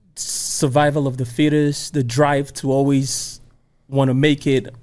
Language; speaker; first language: English; non-native, local second language; Igbo